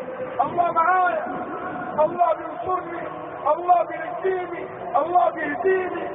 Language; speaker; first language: Arabic; native; Arabic